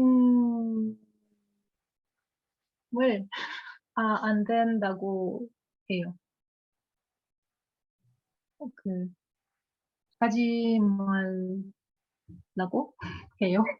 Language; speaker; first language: Korean; non-native, learner; Russian